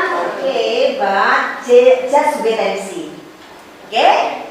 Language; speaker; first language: English; non-native, fluent; Indonesian